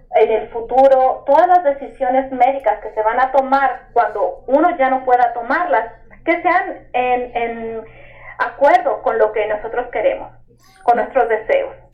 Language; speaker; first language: Spanish; native; Spanish